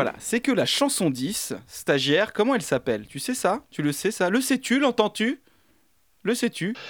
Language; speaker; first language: French; native; French